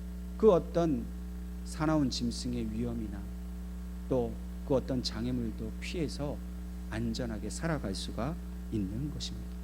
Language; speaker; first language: Korean; native; Korean